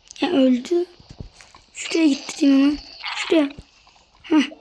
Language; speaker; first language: Turkish; native; Turkish